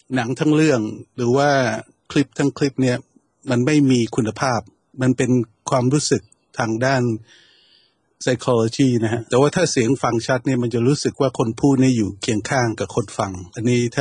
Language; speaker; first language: Thai; native; Thai